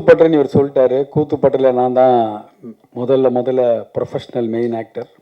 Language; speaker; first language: Tamil; native; Tamil